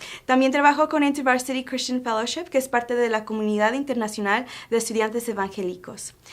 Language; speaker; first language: Spanish; early bilingual, heritage; Spanish